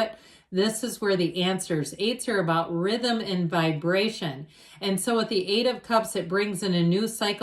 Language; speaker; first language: English; native; English